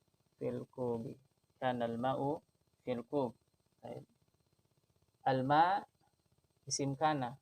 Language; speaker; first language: Arabic; non-native, fluent; Indonesian